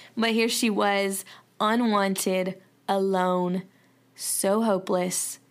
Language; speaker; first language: English; native; English